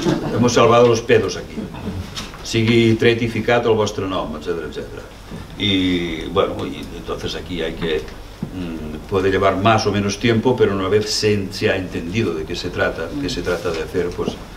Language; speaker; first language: Spanish; non-native, local second language; Catalan